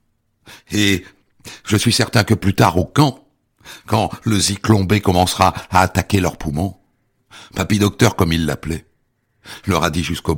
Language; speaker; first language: French; native; French